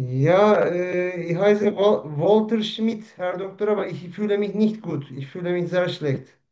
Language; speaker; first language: German; non-native, learner; Turkish